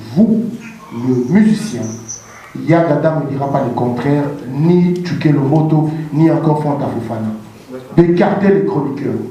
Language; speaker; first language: French; non-native, local second language; Lingala